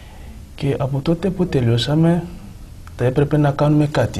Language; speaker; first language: Greek; non-native, fluent; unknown